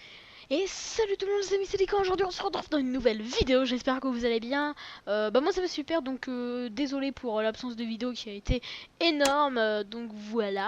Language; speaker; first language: French; native; French